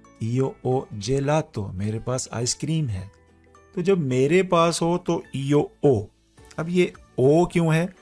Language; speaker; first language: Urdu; non-native, local second language; Punjabi